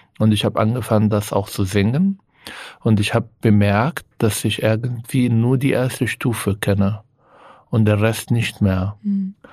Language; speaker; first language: German; non-native, fluent; Arabic